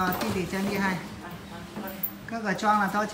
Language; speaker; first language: Chinese; non-native, local second language; Cantonese